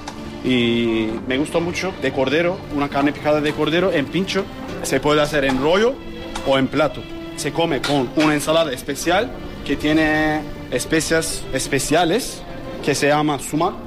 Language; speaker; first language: Spanish; non-native, learner; Turkish